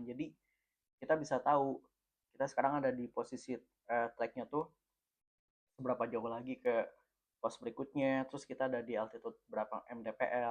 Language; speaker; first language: Indonesian; native; Indonesian